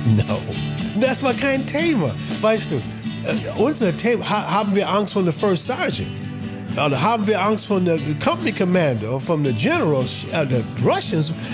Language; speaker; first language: German; non-native, fluent; English